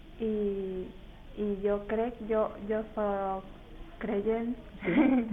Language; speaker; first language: Catalan; non-native, learner; Spanish